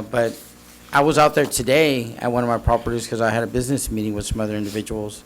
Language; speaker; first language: English; native; English